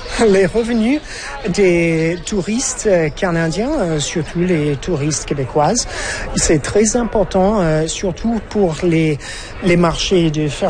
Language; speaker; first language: French; non-native, fluent; English